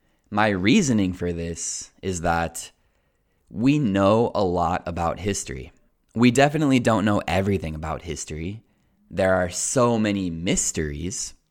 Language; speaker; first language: English; native; English